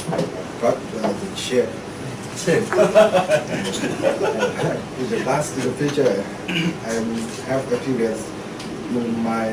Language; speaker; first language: English; non-native, learner; Thai